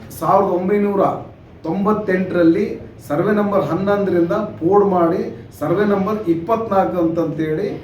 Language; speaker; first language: Kannada; non-native, local second language; Urdu